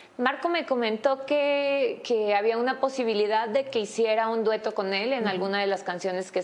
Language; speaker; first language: Spanish; native; Spanish